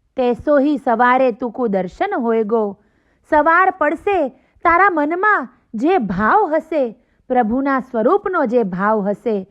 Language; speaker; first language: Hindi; non-native, local second language; Gujarati